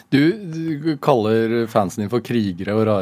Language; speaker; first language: Norwegian; native; Norwegian